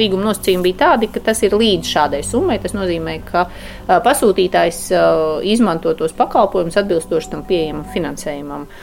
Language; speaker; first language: Latvian; native; Latvian